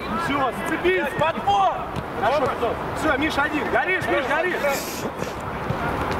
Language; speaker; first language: Russian; native; Russian